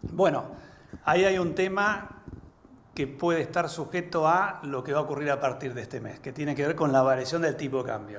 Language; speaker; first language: Spanish; native; Spanish